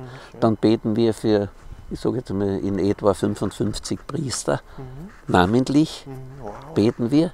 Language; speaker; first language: German; native; German